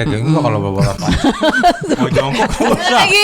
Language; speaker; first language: Indonesian; native; Indonesian